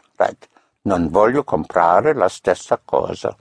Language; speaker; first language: Italian; non-native, fluent; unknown